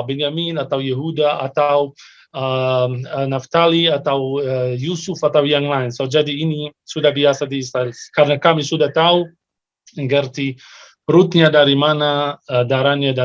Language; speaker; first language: Indonesian; non-native, fluent; Arabic